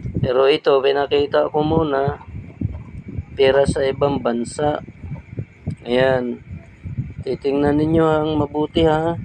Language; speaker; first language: Filipino; native; Filipino